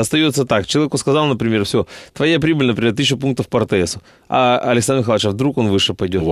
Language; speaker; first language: Russian; native; Russian